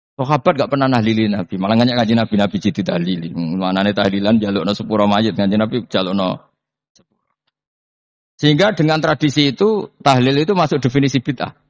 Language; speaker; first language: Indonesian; non-native, local second language; Javanese